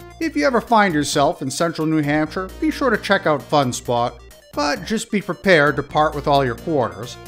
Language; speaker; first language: English; native; English